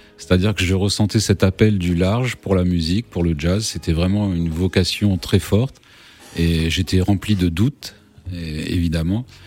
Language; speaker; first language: French; native; French